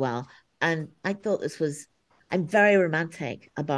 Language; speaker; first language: English; native; English